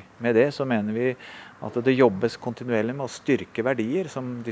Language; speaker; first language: Norwegian; native; Norwegian